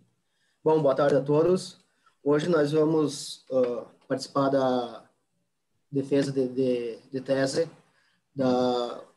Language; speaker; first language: Portuguese; native; Portuguese